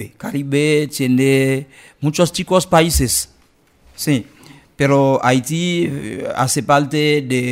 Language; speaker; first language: Spanish; non-native, learner; Haitian Creole